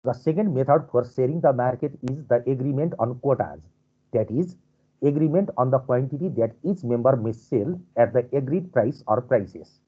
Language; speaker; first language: English; non-native, local second language; Nepali